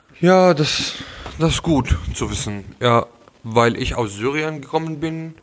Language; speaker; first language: German; non-native, local second language; Arabic